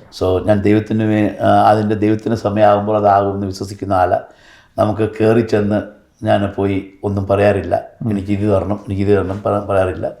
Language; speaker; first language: Malayalam; early bilingual, heritage; Malayalam